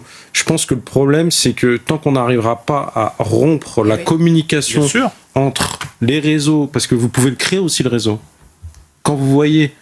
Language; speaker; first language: French; native; French